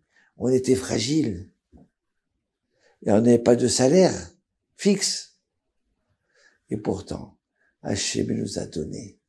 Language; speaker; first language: French; native; French